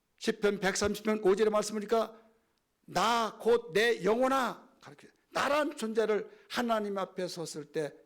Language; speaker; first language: Korean; native; Korean